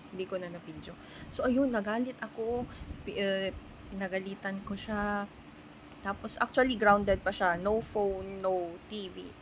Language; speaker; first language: Filipino; non-native, local second language; Iloko